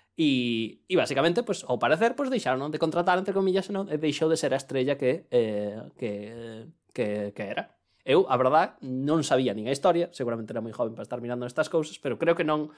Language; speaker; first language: Galician; non-native, local second language; Spanish